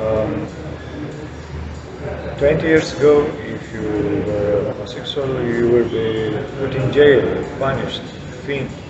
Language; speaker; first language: English; non-native, fluent; Romanian